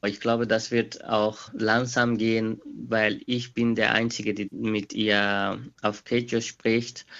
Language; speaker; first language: German; non-native, fluent; Quechua